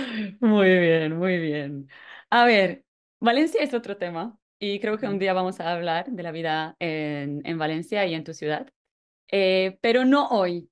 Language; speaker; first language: Spanish; non-native, fluent; Polish